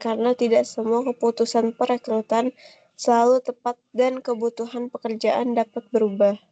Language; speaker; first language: Indonesian; native; Indonesian